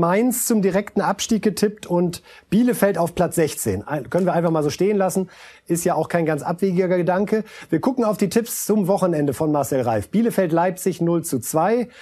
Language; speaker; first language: German; native; German